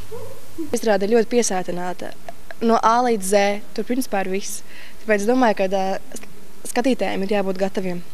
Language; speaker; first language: Latvian; non-native, local second language; Russian